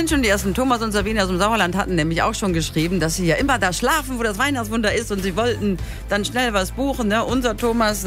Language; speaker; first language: German; native; German